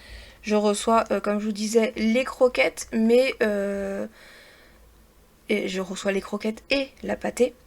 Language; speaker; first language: French; native; French